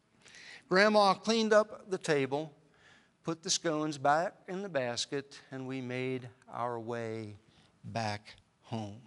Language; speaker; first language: English; native; English